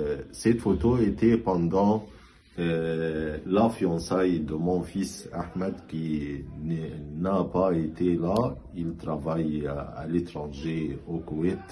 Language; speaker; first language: French; non-native, fluent; Arabic